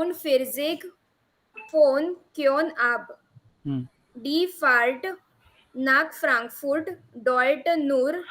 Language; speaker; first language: German; non-native, learner; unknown